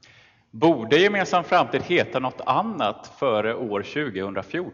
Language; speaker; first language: Swedish; native; Swedish